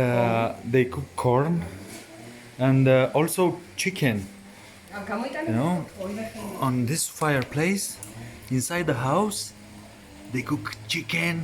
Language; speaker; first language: English; non-native, learner; Romanian